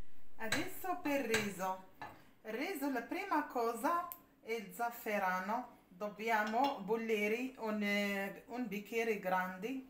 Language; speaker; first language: Italian; non-native, learner; Arabic